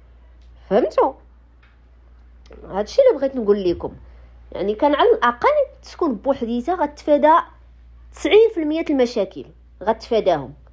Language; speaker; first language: Arabic; native; Arabic